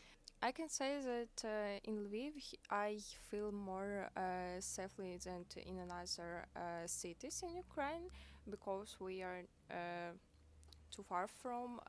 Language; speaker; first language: English; non-native, fluent; Ukrainian